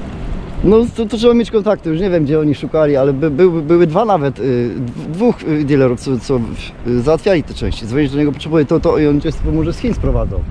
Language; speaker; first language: Polish; native; Polish